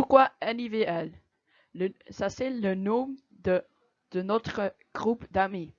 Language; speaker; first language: French; non-native, local second language; Dutch